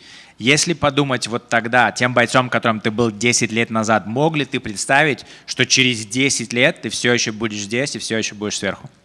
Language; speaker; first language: Russian; native; Russian